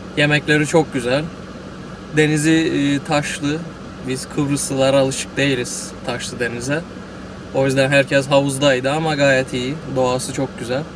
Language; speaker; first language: Turkish; native; Turkish